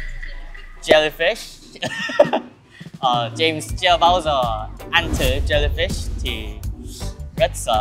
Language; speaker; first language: Vietnamese; early bilingual, other home language; Korean